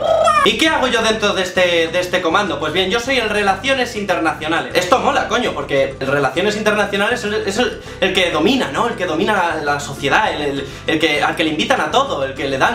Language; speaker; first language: Spanish; native; Spanish